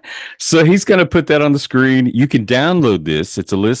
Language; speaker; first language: English; native; English